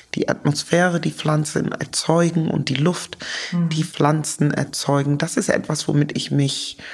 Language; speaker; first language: German; native; German